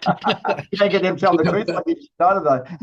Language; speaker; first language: English; native; English